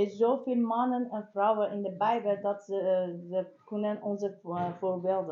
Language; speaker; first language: Dutch; non-native, learner; Persian